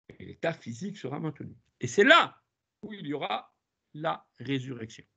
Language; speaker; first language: French; native; French